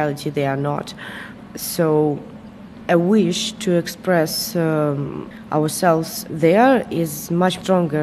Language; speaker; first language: English; non-native, fluent; Arabic